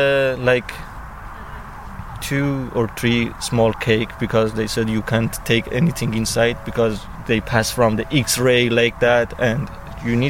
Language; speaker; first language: English; non-native, learner; Persian